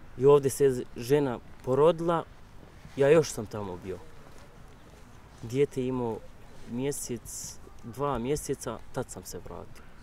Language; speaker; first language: Croatian; non-native, learner; Kurdish